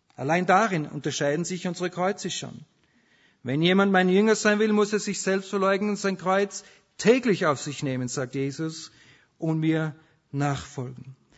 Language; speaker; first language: German; native; German